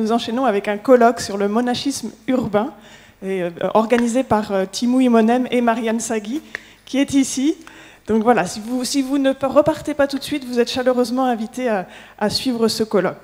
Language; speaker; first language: French; native; French